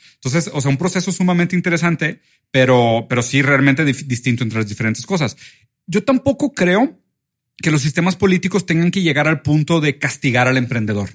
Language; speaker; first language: Spanish; early bilingual, other home language; Portuguese